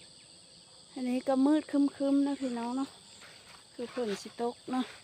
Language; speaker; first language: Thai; non-native, local second language; Lao